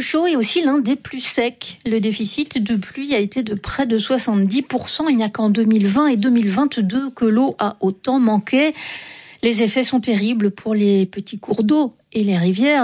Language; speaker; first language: French; native; French